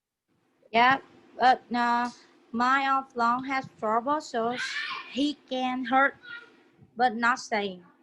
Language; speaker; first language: English; non-native, learner; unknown